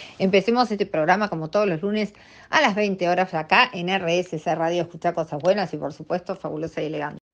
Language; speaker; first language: Spanish; native; Spanish